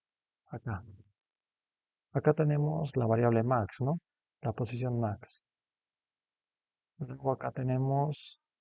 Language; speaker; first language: Spanish; native; Spanish